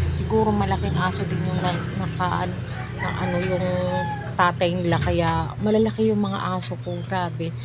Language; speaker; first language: Filipino; native; Filipino